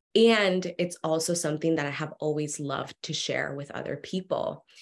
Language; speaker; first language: English; early bilingual, other home language; Spanish